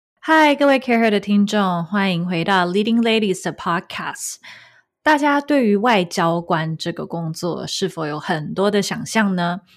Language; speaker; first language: Chinese; native; Chinese